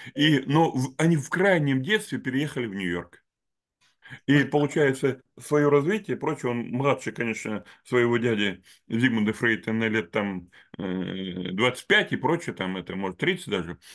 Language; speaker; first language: Russian; native; Russian